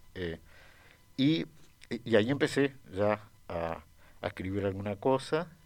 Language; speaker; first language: Spanish; native; Spanish